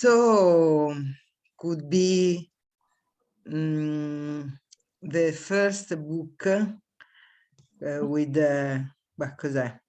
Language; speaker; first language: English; non-native, learner; Italian